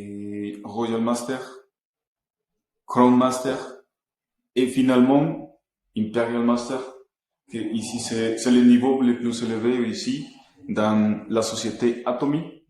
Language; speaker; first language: French; non-native, fluent; Spanish